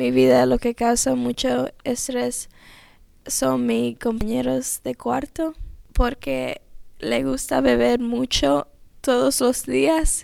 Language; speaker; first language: Spanish; non-native, learner; English